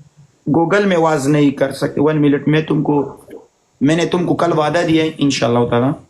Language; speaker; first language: Hindi; non-native, learner; Pashto